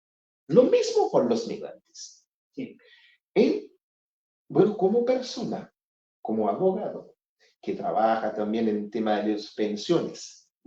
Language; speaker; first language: Spanish; non-native, fluent; Haitian Creole